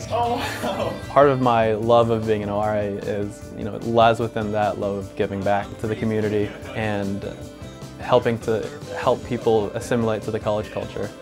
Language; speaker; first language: English; native; English